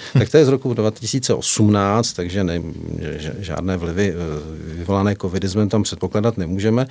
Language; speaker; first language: Czech; native; Czech